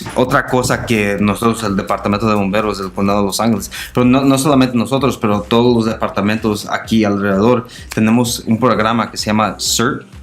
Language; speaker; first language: Spanish; non-native, local second language; English